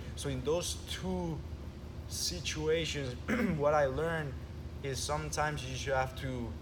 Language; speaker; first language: English; early bilingual, other home language; Spanish